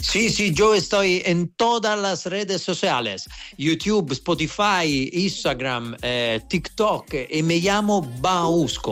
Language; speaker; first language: Spanish; non-native, learner; Italian